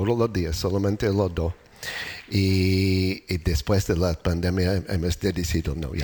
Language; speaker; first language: Spanish; non-native, learner; English